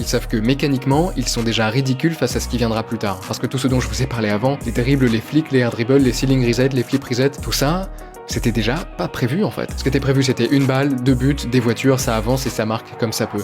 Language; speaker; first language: French; native; French